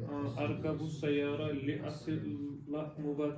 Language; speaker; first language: Arabic; non-native, learner; Urdu